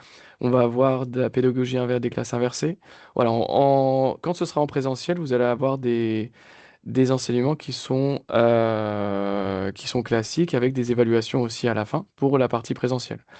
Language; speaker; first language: French; native; French